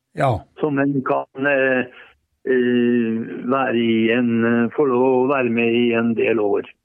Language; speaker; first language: Norwegian; native; Norwegian